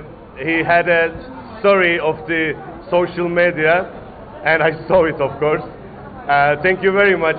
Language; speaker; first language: English; non-native, learner; Turkish